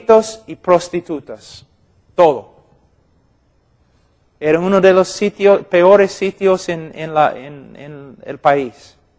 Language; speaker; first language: Spanish; non-native, fluent; English